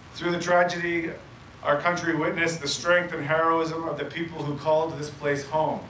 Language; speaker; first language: English; native; English